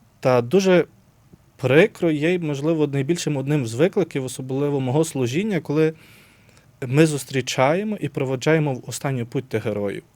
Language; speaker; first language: Ukrainian; native; Ukrainian